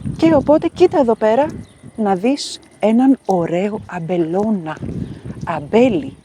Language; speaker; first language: Greek; native; Greek